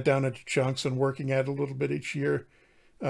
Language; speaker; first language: English; native; English